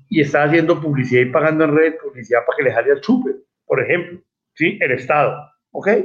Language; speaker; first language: Spanish; native; Spanish